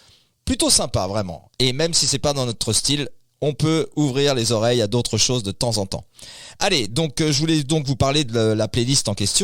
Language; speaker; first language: French; native; French